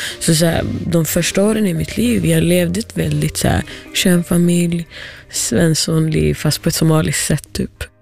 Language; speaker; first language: Swedish; early bilingual, other home language; Somali